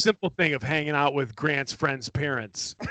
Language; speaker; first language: English; native; English